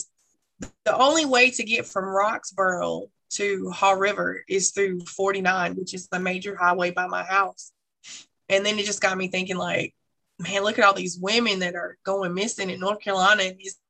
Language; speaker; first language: English; native; English